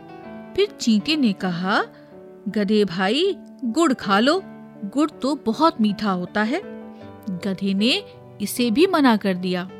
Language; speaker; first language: Hindi; native; Hindi